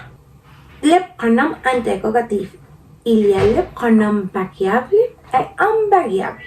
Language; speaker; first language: French; non-native, learner; Spanish